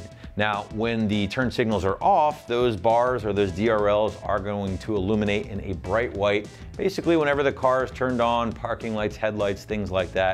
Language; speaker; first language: English; native; English